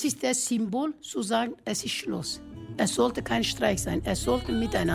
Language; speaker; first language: German; non-native, fluent; Kurdish